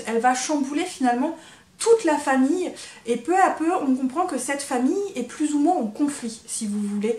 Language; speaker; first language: French; native; French